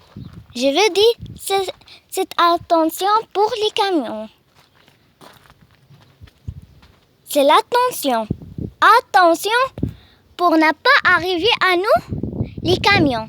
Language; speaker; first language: French; non-native, learner; Arabic